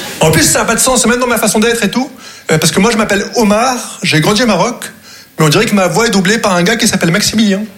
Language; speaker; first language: French; non-native, local second language; Arabic